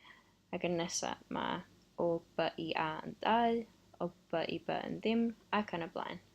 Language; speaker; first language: Welsh; non-native, local second language; English